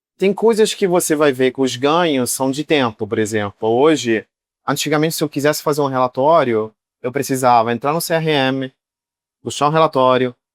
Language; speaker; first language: Portuguese; non-native, fluent; Italian